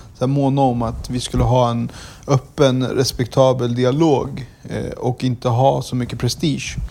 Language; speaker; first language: Swedish; early bilingual, other home language; Kurdish